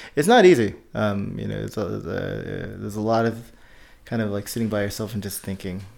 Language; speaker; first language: English; early bilingual, other home language; Filipino